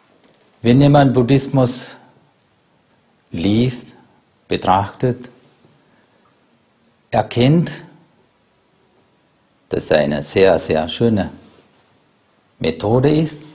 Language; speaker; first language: German; non-native, fluent; Sinhala